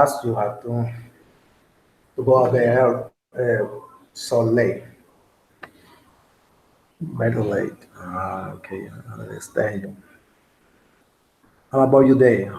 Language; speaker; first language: English; non-native, learner; Spanish